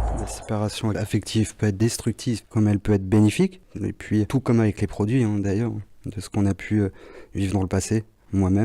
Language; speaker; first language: French; native; French